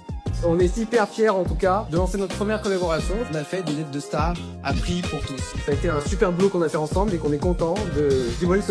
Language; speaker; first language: French; native; French